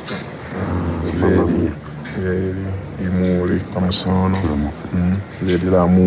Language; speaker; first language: Italian; non-native, fluent; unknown